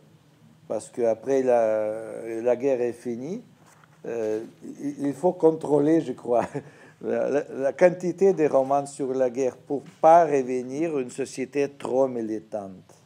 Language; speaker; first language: French; non-native, fluent; Russian